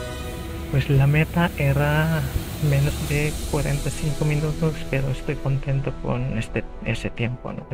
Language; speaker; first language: Spanish; non-native, fluent; Filipino